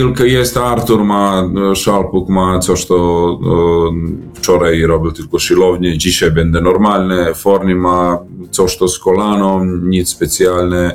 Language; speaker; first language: Polish; non-native, learner; Serbian